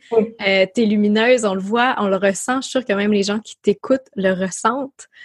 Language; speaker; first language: French; native; French